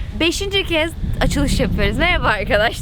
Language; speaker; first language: Turkish; native; Turkish